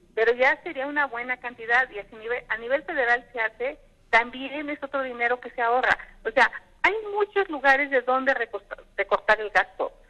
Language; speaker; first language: Spanish; native; Spanish